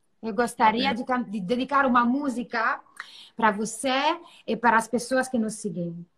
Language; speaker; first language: Portuguese; non-native, learner; Italian